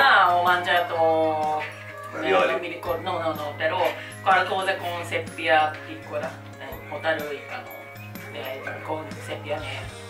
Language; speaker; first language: Italian; non-native, learner; Japanese